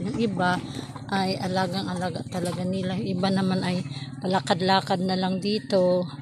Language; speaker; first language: Filipino; non-native, local second language; Cebuano